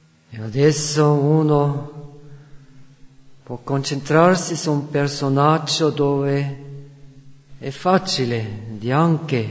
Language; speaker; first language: Italian; non-native, fluent; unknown